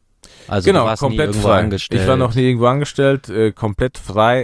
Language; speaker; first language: German; early bilingual, other home language; Persian